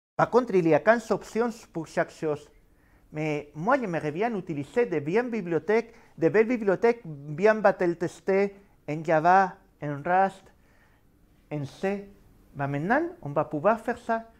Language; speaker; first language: French; non-native, fluent; Spanish